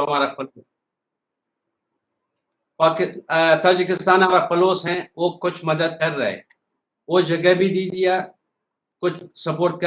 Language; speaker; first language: Hindi; non-native, learner; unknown